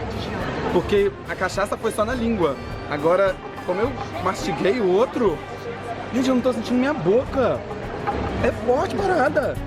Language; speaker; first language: Portuguese; native; Portuguese